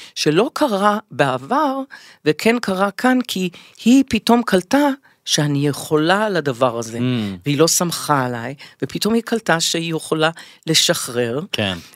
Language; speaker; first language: Hebrew; native; Hebrew